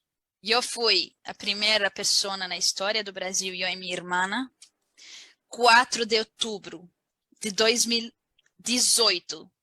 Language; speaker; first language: Portuguese; non-native, learner; Arabic